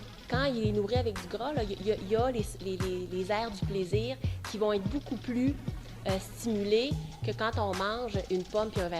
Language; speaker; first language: French; native; French